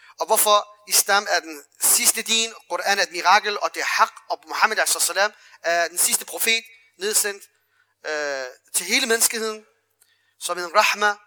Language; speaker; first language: Danish; early bilingual, other home language; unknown